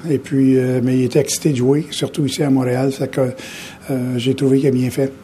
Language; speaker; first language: French; native; French